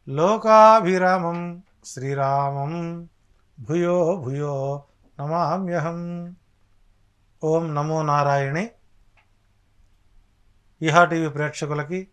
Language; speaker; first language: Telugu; native; Telugu